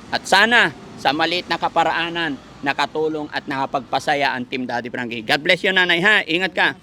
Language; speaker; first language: Filipino; native; Filipino